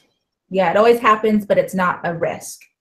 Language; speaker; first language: English; native; English